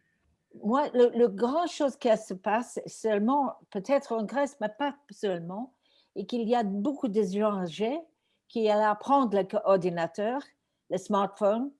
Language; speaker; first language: French; non-native, learner; Greek